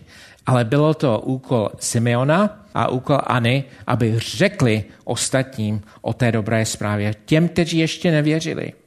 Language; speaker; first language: Czech; non-native, fluent; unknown